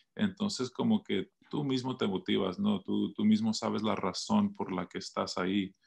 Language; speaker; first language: Spanish; early bilingual, heritage; Spanish